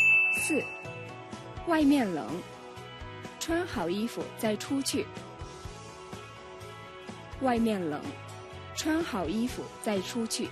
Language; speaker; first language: Chinese; non-native, fluent; Mongolian